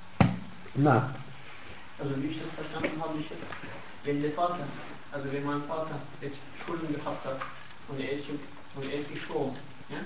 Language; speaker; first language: German; non-native, learner; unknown